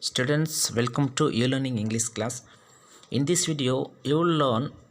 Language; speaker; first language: English; non-native, local second language; Tamil